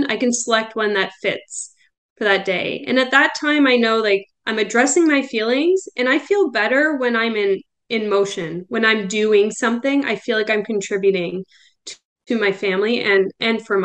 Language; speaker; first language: English; native; English